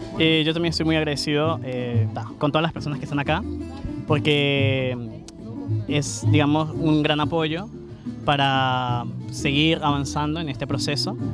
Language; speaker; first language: Spanish; native; Spanish